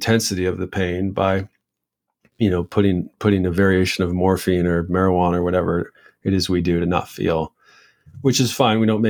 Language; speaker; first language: English; native; English